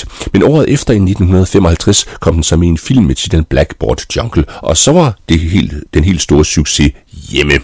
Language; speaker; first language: Danish; native; Danish